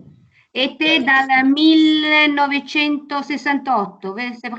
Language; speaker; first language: French; non-native, learner; Italian